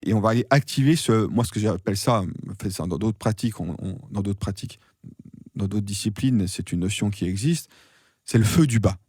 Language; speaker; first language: French; native; French